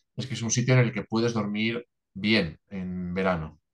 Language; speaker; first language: Spanish; native; Spanish